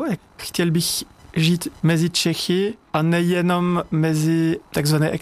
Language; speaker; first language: Czech; non-native, learner; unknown